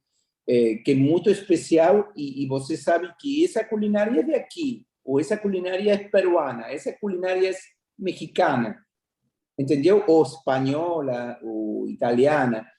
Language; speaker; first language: Portuguese; non-native, fluent; Spanish